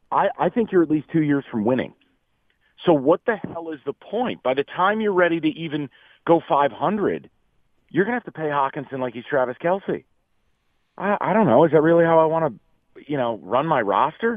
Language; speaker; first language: English; native; English